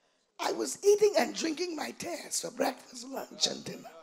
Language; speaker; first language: English; native; English